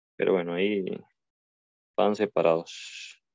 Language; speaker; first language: Spanish; native; Spanish